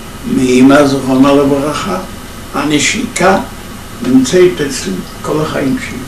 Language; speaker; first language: Hebrew; non-native, fluent; Yiddish